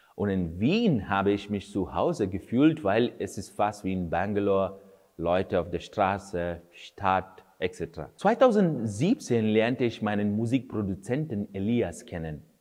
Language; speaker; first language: German; non-native, fluent; Kannada